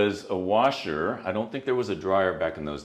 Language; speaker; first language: English; native; English